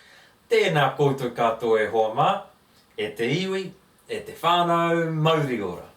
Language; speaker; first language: Māori; non-native, learner; English